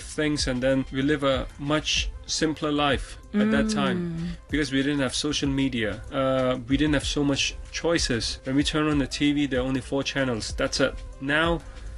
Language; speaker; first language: English; non-native, local second language; Cantonese